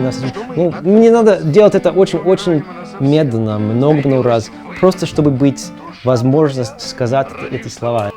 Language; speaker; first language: Russian; non-native, learner; English